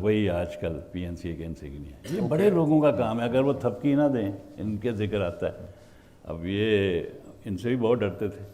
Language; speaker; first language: Urdu; native; Urdu